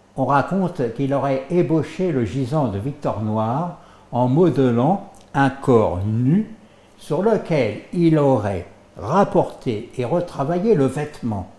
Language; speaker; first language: French; native; French